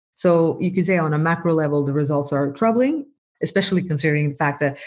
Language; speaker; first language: English; non-native, fluent; Norwegian